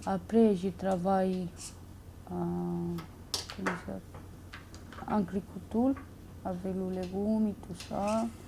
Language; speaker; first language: French; non-native, learner; Romanian